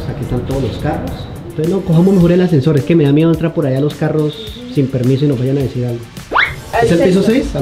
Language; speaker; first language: Spanish; native; Spanish